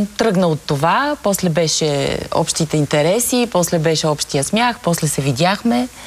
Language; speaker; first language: Bulgarian; native; Bulgarian